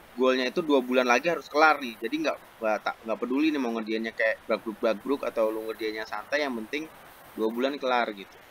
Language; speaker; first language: Indonesian; native; Indonesian